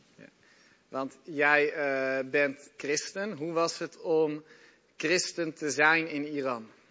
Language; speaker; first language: Dutch; native; Dutch